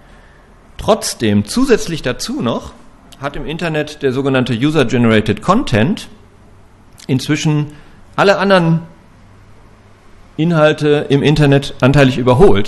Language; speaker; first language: German; native; German